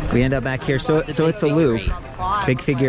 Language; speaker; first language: English; native; English